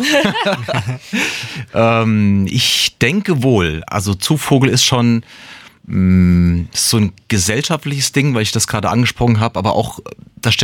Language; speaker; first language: German; native; German